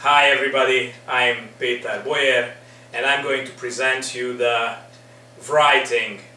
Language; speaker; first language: English; non-native, fluent; Hungarian